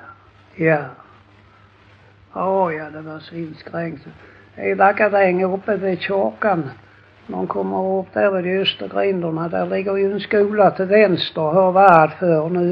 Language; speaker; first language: Swedish; native; Swedish